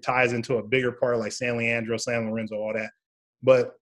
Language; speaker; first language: English; native; English